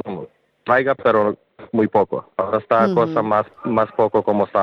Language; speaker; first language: Spanish; non-native, learner; Ukrainian